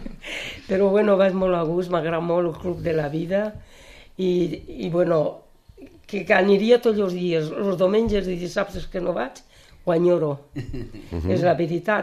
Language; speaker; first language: Catalan; non-native, local second language; Spanish